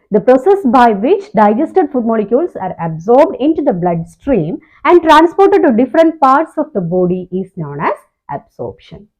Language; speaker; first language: English; non-native, local second language; Malayalam